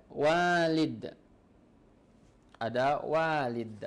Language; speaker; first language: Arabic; non-native, fluent; Indonesian